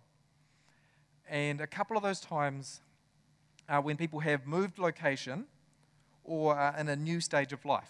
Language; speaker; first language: English; native; English